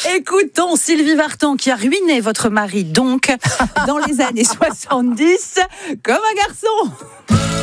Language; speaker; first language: French; native; French